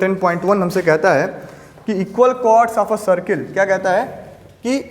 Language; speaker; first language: Hindi; native; Hindi